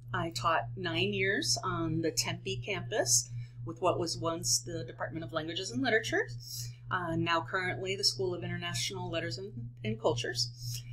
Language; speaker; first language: English; native; English